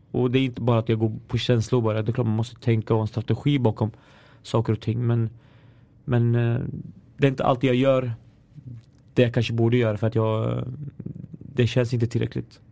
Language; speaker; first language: Swedish; early bilingual, other home language; Arabic